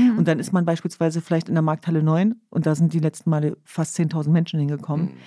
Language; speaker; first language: German; early bilingual, other home language; Kurdish